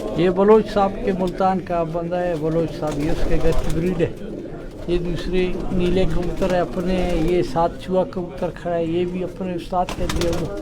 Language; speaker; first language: Urdu; non-native, local second language; Punjabi